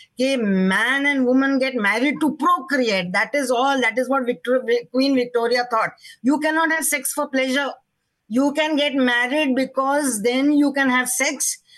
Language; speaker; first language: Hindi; non-native, local second language; Marathi